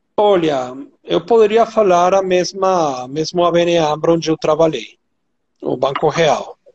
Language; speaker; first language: Portuguese; non-native, fluent; Spanish